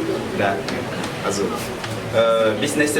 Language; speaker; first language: German; non-native, learner; French